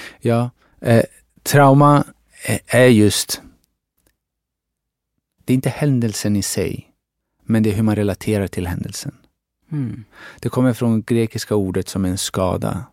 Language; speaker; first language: Swedish; early bilingual, other home language; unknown